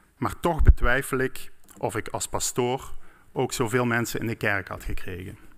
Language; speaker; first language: Dutch; native; Dutch